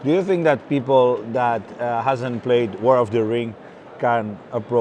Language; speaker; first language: English; non-native, fluent; Spanish